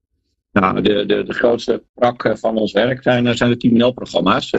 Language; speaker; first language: Dutch; native; Dutch